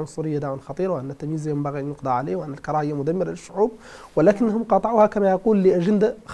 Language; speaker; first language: Arabic; native; Arabic